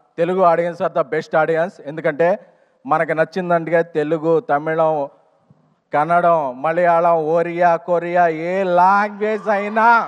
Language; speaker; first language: Telugu; native; Telugu